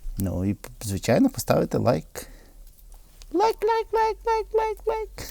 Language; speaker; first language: Ukrainian; native; Ukrainian